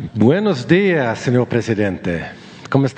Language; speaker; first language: Spanish; non-native, learner; Swedish